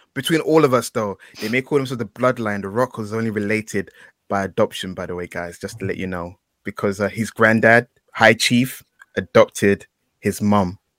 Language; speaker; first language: English; native; English